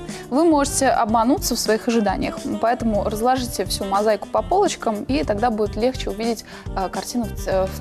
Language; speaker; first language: Russian; native; Russian